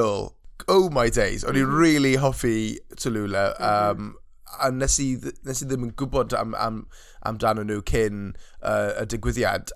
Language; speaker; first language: Welsh; non-native, local second language; English